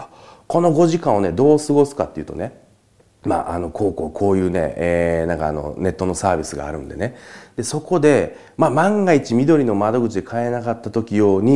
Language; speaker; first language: Japanese; native; Japanese